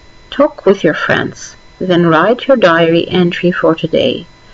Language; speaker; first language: English; non-native, fluent; Albanian